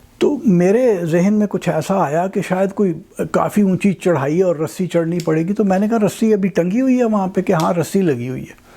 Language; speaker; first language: Urdu; non-native, local second language; Punjabi